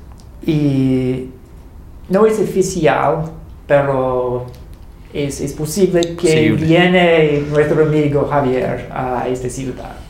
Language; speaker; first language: Spanish; non-native, fluent; English